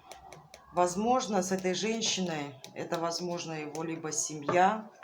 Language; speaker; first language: Russian; native; Russian